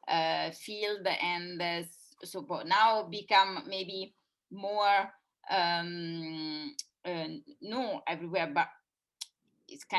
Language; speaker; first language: English; non-native, fluent; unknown